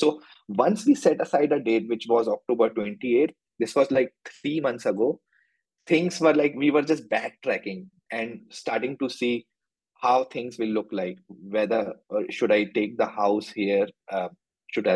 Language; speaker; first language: English; non-native, local second language; Hindi